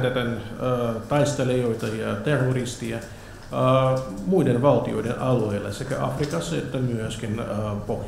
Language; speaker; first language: Finnish; non-native, fluent; Russian